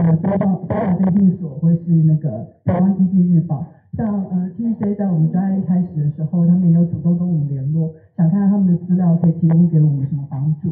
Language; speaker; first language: Chinese; native; Chinese